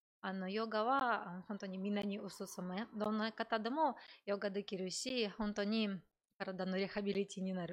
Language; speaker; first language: Japanese; non-native, fluent; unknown